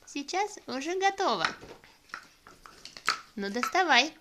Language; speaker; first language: Russian; native; Russian